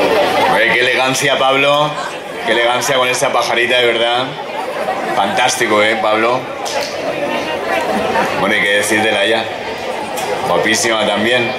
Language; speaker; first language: Spanish; native; Spanish